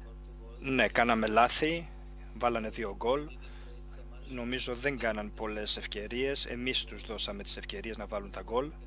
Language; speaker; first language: Greek; non-native, fluent; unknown